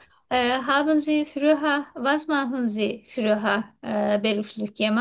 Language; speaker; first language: German; non-native, learner; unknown